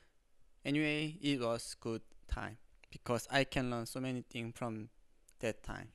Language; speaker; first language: English; non-native, learner; Korean